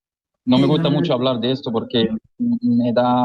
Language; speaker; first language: Spanish; non-native, fluent; Arabic